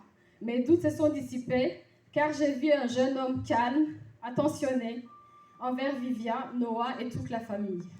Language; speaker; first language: French; native; French